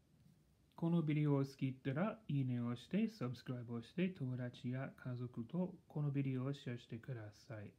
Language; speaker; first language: Japanese; non-native, learner; English